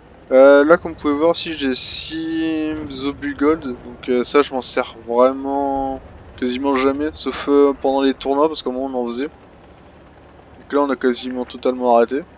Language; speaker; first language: French; native; French